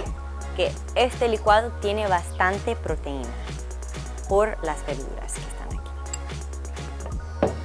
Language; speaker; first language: Spanish; early bilingual, heritage; English